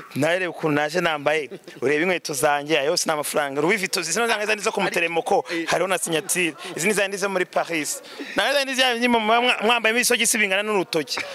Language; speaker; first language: Kinyarwanda; early bilingual, heritage; Kinyarwanda